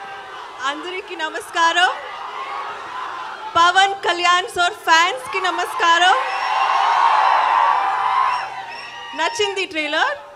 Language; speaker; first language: Telugu; non-native, learner; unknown